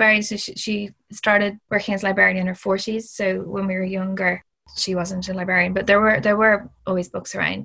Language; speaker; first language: English; native; English